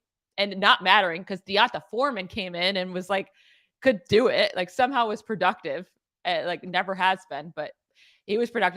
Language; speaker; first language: English; native; English